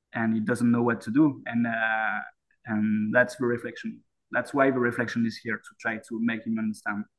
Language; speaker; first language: English; non-native, fluent; French